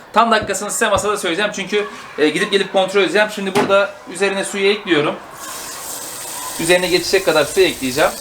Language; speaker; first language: Turkish; native; Turkish